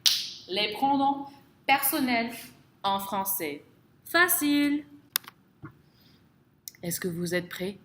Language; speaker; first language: French; non-native, fluent; English